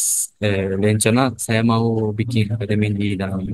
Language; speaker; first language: Indonesian; non-native, learner; Japanese